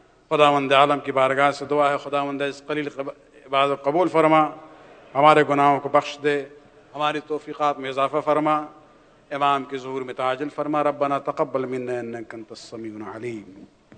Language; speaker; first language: Urdu; native; Urdu